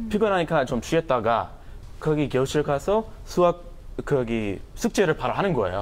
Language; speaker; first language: Korean; non-native, fluent; English